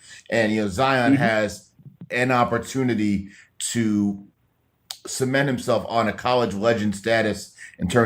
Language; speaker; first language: English; native; English